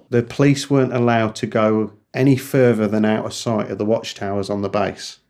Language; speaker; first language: English; native; English